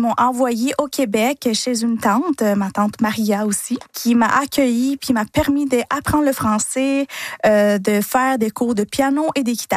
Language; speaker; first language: French; non-native, fluent; Spanish